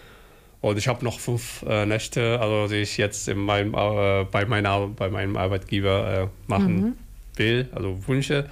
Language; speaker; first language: German; non-native, learner; Somali